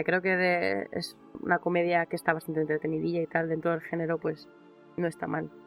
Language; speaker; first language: Spanish; native; Spanish